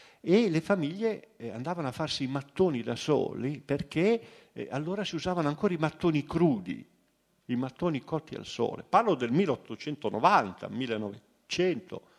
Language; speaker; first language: Italian; native; Italian